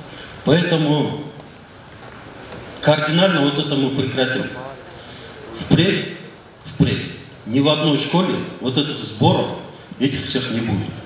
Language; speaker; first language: Russian; non-native, local second language; Kyrgyz